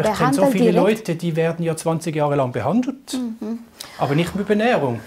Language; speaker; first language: German; native; German